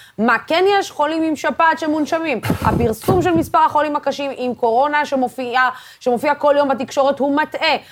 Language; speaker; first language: Hebrew; non-native, local second language; Arabic